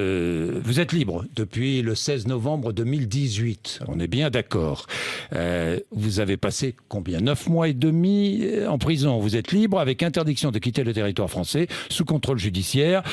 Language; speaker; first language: French; native; French